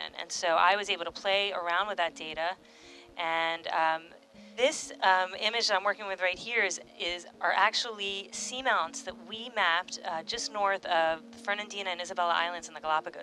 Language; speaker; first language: English; native; English